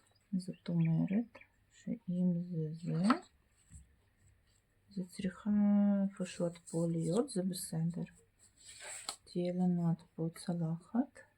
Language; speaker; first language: Hebrew; non-native, fluent; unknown